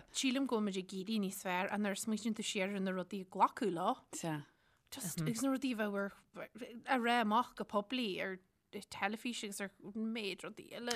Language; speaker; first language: Irish; native; Irish